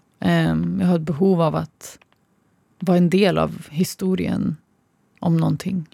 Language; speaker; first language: Swedish; early bilingual, other home language; Arabic